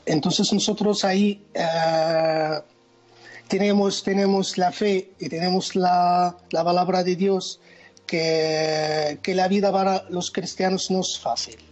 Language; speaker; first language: Spanish; non-native, fluent; Arabic